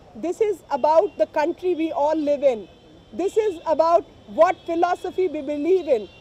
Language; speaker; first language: English; non-native, local second language; Hindi